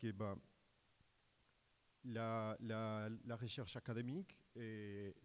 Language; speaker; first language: French; non-native, fluent; Spanish